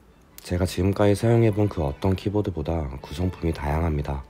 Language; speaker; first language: Korean; native; Korean